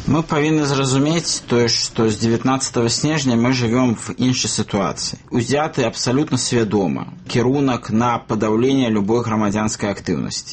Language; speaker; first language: Belarusian; native; Belarusian